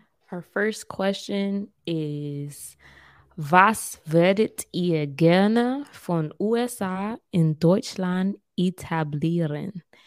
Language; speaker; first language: German; non-native, learner; English